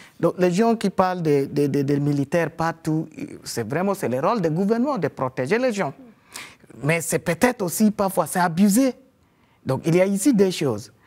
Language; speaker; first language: French; non-native, fluent; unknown